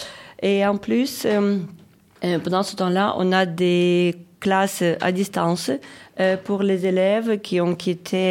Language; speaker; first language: French; non-native, fluent; Ukrainian